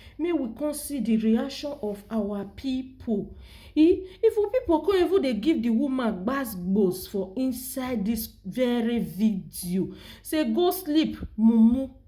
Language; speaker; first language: Nigerian Pidgin; non-native, local second language; Yoruba